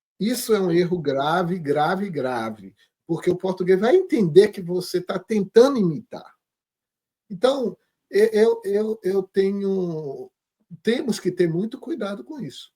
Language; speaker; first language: Portuguese; native; Portuguese